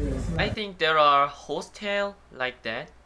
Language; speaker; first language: English; non-native, learner; Korean